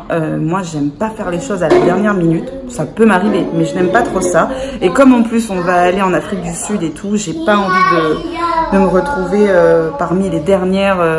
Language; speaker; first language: French; native; French